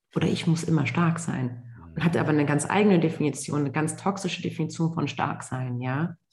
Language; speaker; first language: German; native; German